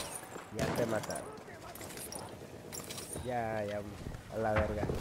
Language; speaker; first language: Spanish; native; Spanish